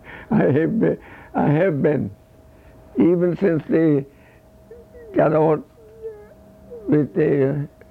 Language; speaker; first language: English; non-native, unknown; Swedish